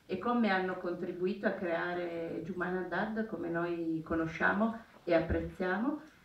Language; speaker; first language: Italian; native; Italian